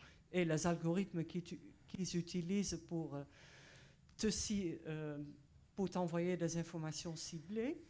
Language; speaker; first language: French; non-native, fluent; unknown